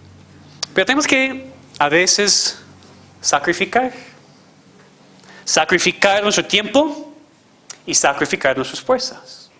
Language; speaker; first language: Spanish; non-native, fluent; English